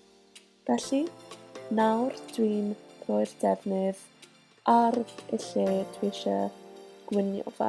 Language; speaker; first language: Welsh; non-native, local second language; English